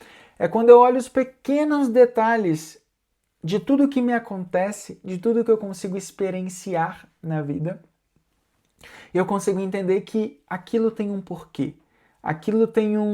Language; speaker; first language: Portuguese; native; Portuguese